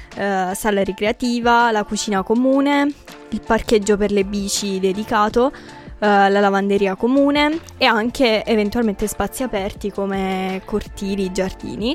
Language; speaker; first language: Italian; native; Italian